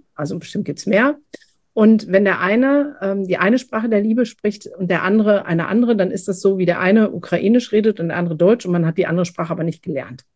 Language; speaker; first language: German; native; German